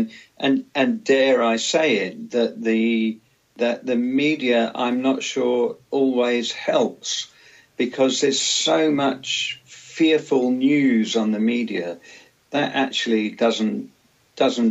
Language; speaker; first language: English; native; English